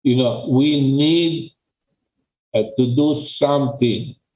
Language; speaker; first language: English; non-native, local second language; Filipino